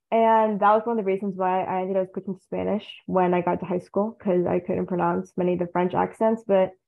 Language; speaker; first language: English; early bilingual, other home language; Tamil